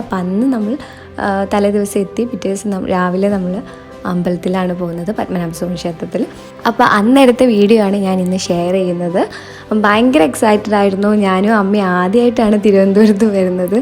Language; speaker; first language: Malayalam; native; Malayalam